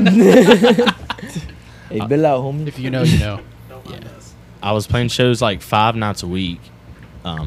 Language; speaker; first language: English; native; English